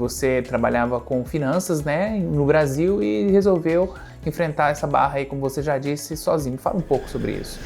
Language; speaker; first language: Portuguese; native; Portuguese